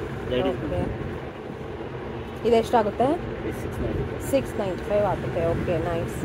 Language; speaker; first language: Kannada; native; Kannada